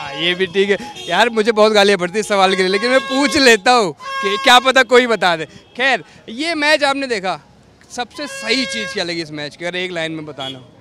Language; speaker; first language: Hindi; native; Hindi